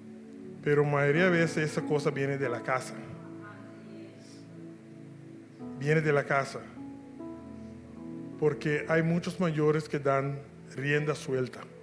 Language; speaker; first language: Spanish; non-native, local second language; Papiamento